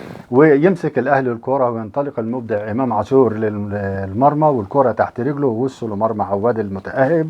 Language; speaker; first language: Arabic; native; Arabic